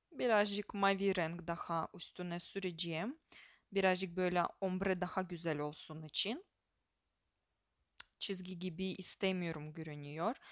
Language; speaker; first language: Turkish; non-native, fluent; Russian